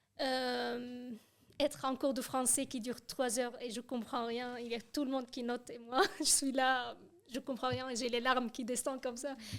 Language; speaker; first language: French; non-native, fluent; Arabic